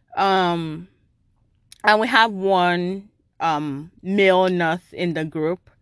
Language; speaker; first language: English; non-native, local second language; Yoruba